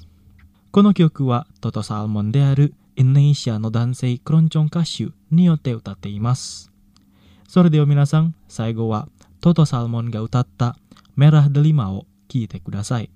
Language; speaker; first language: Japanese; non-native, fluent; Indonesian